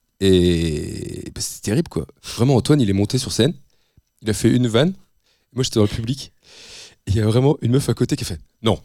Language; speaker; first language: French; native; French